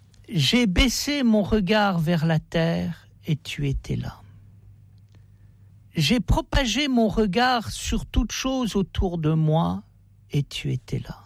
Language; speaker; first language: French; native; French